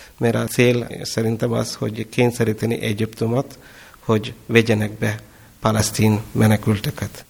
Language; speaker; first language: Hungarian; non-native, fluent; Kannada